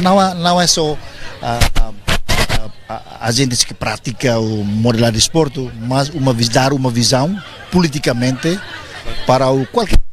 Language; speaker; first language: Portuguese; non-native, local second language; Tetum